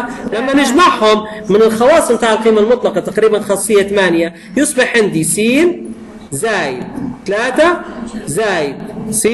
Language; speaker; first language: Arabic; native; Arabic